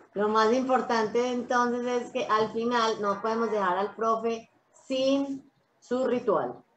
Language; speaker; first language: Spanish; native; Spanish